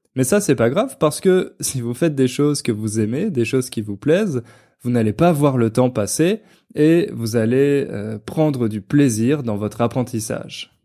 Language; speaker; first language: French; native; French